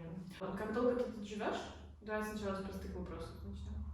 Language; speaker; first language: Russian; native; Russian